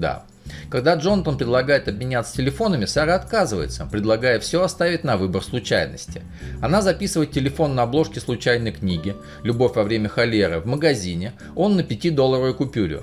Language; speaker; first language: Russian; native; Russian